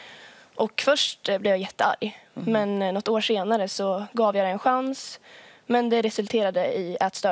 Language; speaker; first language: Swedish; native; Swedish